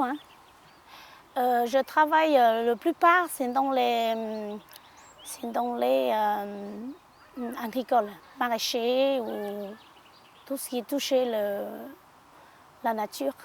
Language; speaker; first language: French; non-native, learner; Hmong